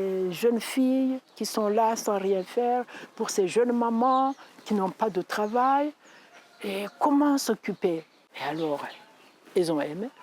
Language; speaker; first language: French; non-native, local second language; Rundi